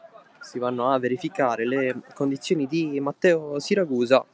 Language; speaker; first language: Italian; native; Italian